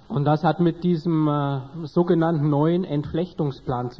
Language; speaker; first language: German; native; German